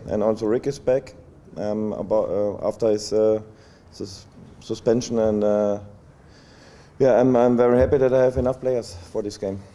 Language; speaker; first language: English; non-native, learner; German